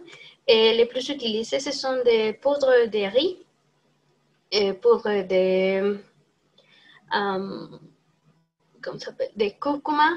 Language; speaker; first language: French; non-native, learner; Spanish